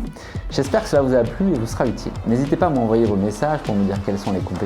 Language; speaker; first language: French; native; French